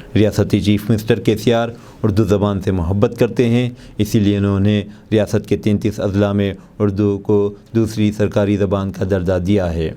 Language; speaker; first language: Urdu; native; Urdu